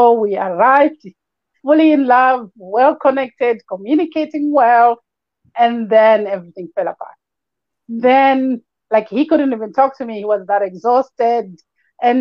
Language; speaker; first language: English; non-native, local second language; Shona